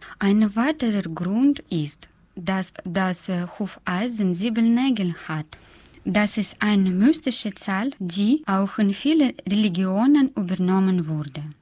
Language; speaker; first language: German; non-native, learner; Russian